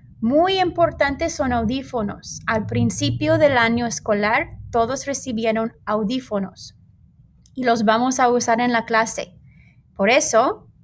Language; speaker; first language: Spanish; non-native, fluent; English